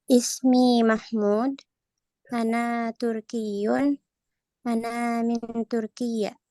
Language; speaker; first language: Arabic; non-native, learner; Indonesian